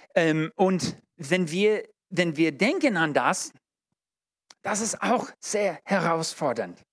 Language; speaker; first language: German; non-native, learner; English